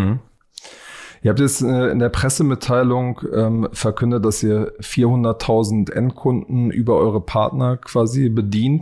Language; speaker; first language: German; native; German